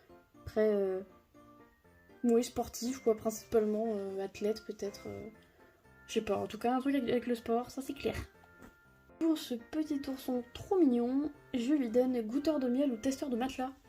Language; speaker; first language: French; native; French